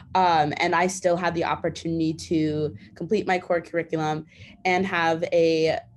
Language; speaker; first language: English; native; English